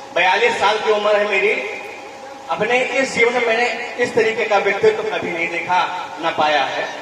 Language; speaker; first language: Hindi; native; Hindi